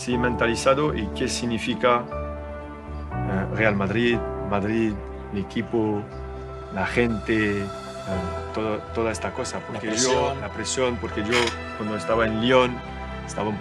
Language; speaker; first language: Spanish; non-native, learner; French